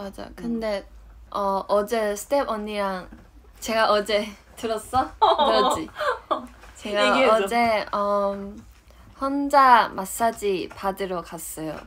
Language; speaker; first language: Korean; non-native, fluent; Chinese